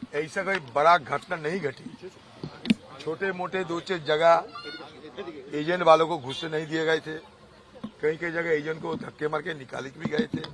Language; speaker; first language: Hindi; non-native, local second language; Bangla